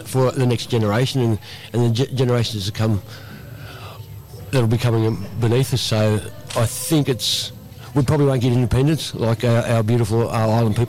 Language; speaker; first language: English; native; English